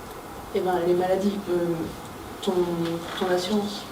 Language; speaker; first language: French; native; French